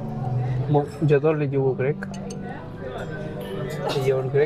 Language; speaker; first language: French; non-native, fluent; Spanish